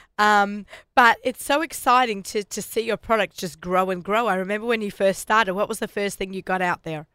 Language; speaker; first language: English; native; English